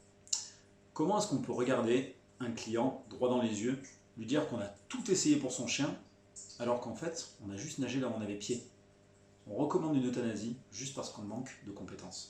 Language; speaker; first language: French; native; French